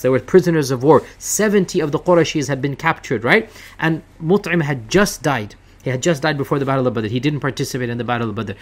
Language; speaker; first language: English; early bilingual, other home language; Urdu